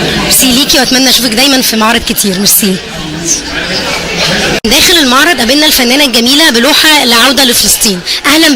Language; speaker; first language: Arabic; native; Arabic